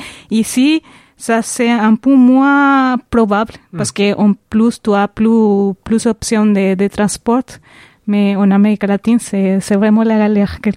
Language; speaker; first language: French; non-native, fluent; Spanish